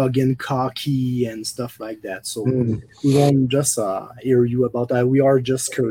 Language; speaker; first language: English; non-native, local second language; French